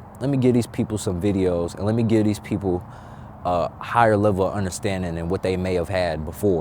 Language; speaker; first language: English; native; English